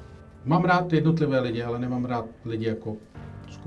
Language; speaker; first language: Czech; native; Czech